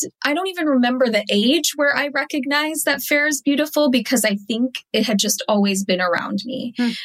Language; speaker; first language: English; early bilingual, other home language; Telugu